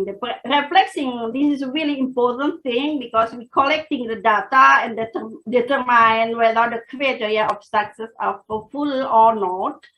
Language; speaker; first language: English; non-native, fluent; Indonesian